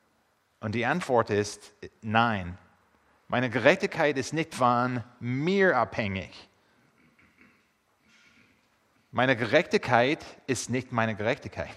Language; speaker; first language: German; non-native, fluent; English